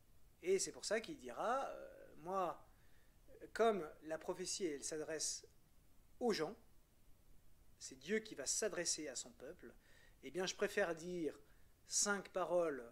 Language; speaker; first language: French; native; French